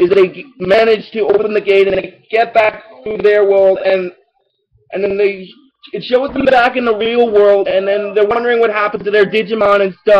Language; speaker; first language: English; native; English